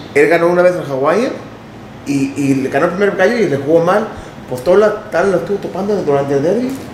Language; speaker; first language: Spanish; early bilingual, heritage; Spanish